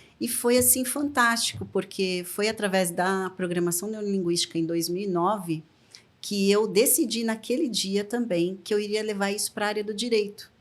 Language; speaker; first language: Portuguese; native; Portuguese